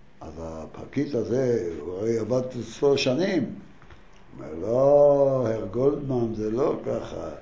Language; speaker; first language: Hebrew; non-native, fluent; Yiddish